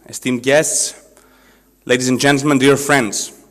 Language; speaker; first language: English; non-native, fluent; Greek